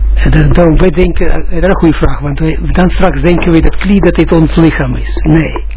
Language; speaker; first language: Dutch; non-native, fluent; Russian